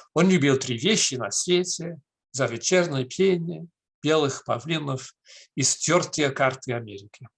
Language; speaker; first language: Russian; non-native, fluent; English